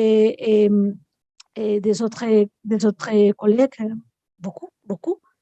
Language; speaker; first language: French; non-native, fluent; Spanish